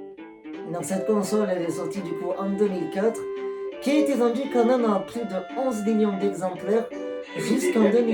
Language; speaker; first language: French; native; French